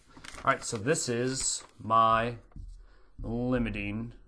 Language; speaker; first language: English; native; English